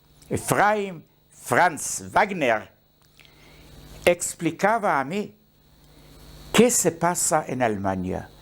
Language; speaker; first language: Spanish; non-native, learner; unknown